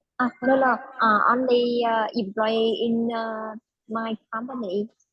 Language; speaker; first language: English; non-native, learner; Vietnamese